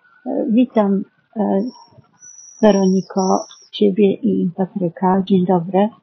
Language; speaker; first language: Polish; native; Polish